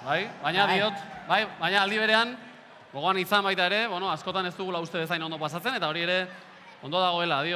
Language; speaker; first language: Basque; native; Basque